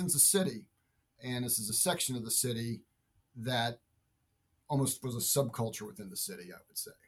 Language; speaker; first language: English; native; English